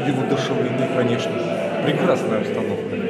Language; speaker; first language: Russian; native; Russian